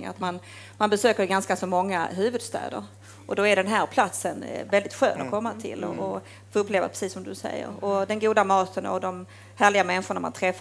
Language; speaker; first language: Swedish; native; Swedish